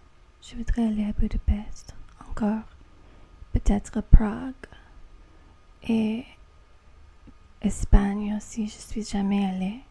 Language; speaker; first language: French; non-native, learner; English